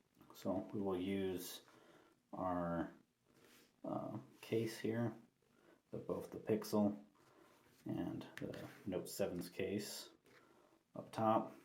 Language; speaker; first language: English; native; English